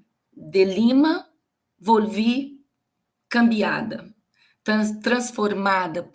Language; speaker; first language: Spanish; non-native, learner; Portuguese